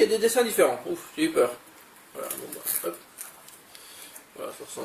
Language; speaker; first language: French; native; French